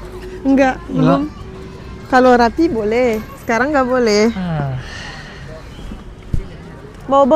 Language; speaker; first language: Indonesian; non-native, learner; Arabic